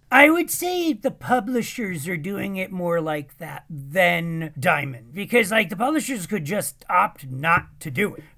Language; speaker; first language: English; native; English